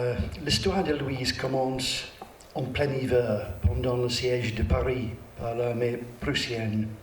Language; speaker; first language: French; non-native, learner; English